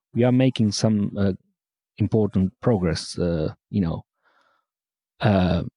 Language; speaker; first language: English; non-native, fluent; Spanish